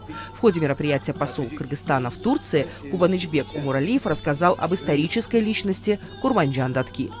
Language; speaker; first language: Russian; native; Russian